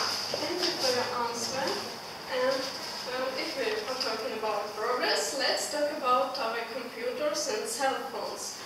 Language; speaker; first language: English; non-native, learner; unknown